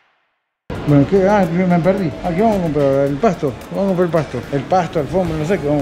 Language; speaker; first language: Spanish; native; Spanish